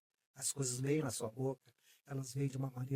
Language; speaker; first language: Portuguese; native; Portuguese